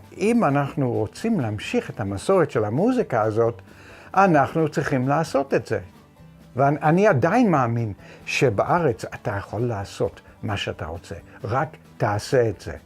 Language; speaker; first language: Hebrew; non-native, fluent; English